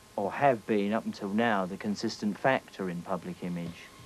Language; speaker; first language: English; native; English